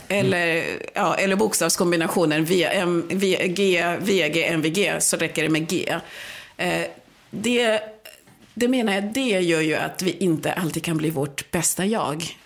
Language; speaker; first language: Swedish; early bilingual, other home language; Swahili